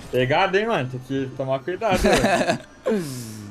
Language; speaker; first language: Portuguese; native; Portuguese